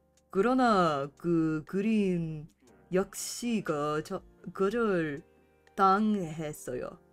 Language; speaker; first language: Korean; non-native, learner; English